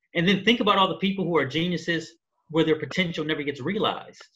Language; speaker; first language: English; native; English